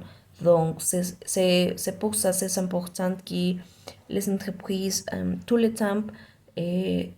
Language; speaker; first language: French; non-native, learner; Spanish